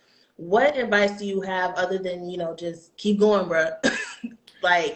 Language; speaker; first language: English; native; English